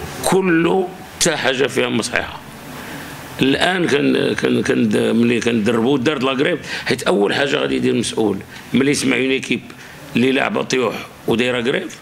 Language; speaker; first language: Arabic; native; Arabic